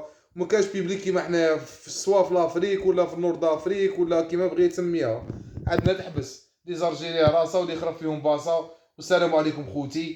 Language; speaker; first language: Arabic; native; Arabic